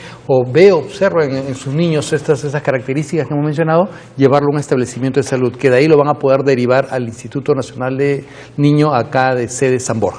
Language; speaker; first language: Spanish; native; Spanish